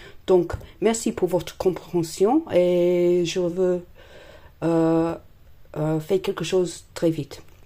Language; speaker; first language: French; non-native, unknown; English